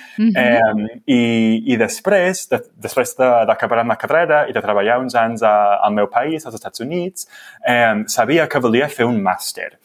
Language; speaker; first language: Catalan; non-native, fluent; English